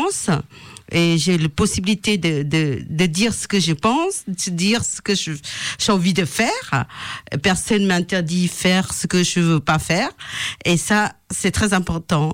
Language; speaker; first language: French; non-native, fluent; Lao